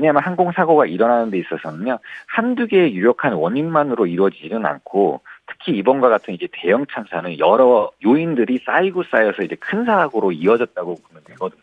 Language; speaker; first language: Korean; native; Korean